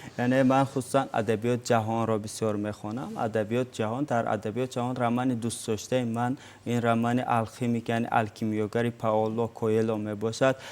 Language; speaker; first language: Tajik; non-native, local second language; Uzbek